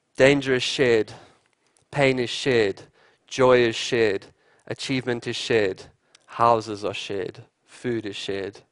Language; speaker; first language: English; native; English